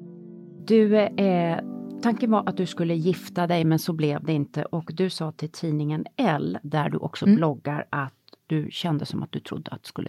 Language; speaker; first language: Swedish; native; Swedish